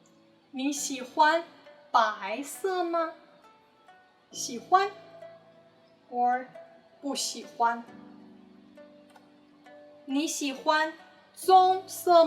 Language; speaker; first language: Chinese; non-native, fluent; English